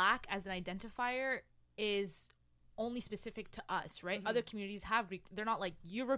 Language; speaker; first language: English; non-native, fluent; Rundi